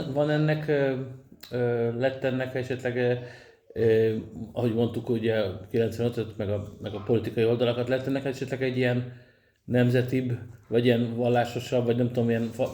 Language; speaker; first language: Hungarian; native; Hungarian